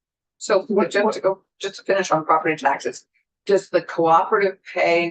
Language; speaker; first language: English; native; English